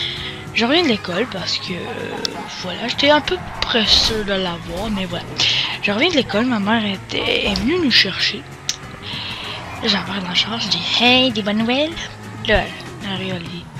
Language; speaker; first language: French; native; French